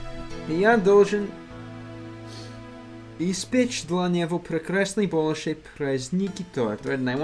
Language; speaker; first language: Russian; non-native, learner; English